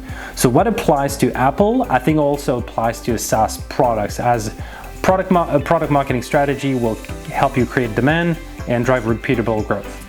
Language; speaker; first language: English; non-native, fluent; French